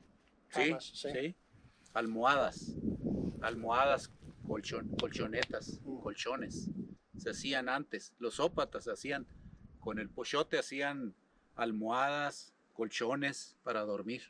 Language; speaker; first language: Spanish; native; Spanish